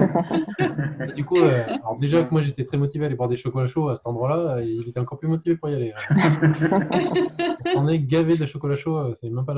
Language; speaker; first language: French; native; French